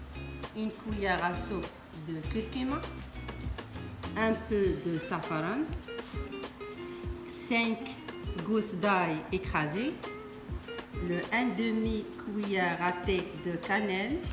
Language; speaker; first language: French; non-native, learner; Arabic